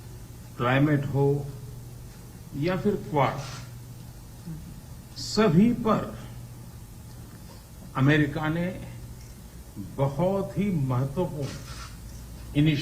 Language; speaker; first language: Hindi; native; Hindi